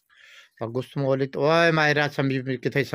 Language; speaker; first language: Filipino; non-native, learner; Punjabi